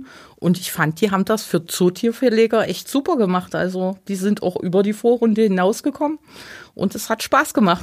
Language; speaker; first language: German; native; German